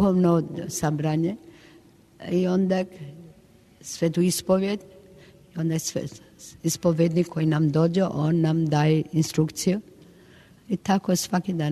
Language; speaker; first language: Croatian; non-native, local second language; Albanian